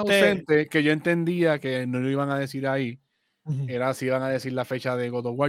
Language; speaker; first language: Spanish; native; Spanish